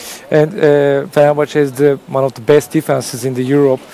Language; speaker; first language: English; non-native, fluent; Turkish